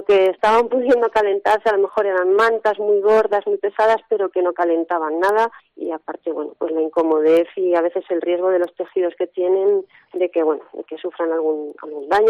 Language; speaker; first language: Spanish; native; Spanish